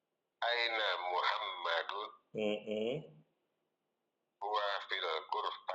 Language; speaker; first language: Arabic; non-native, learner; Indonesian